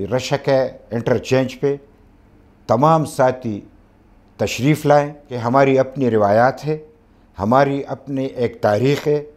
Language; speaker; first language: Urdu; non-native, local second language; Pashto